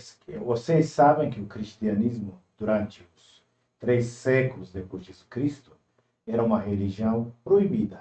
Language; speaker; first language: Portuguese; non-native, fluent; Turkish